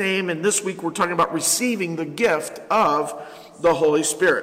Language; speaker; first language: English; native; English